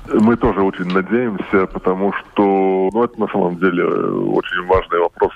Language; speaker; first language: Russian; non-native, local second language; Latvian